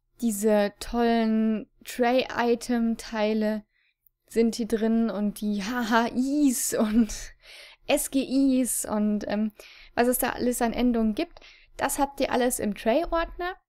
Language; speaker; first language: German; native; German